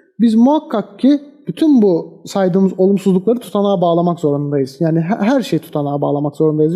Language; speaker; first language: Turkish; native; Turkish